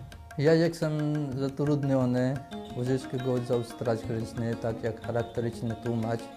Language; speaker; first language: Polish; non-native, learner; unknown